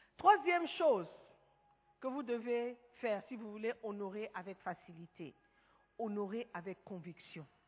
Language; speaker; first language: French; non-native, fluent; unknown